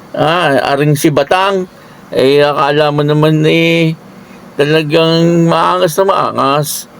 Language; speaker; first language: Filipino; native; Filipino